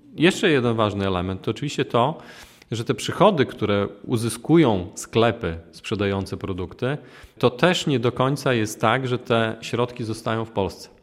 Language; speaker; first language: Polish; native; Polish